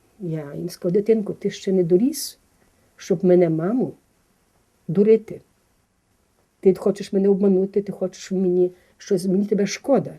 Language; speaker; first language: Ukrainian; native; Ukrainian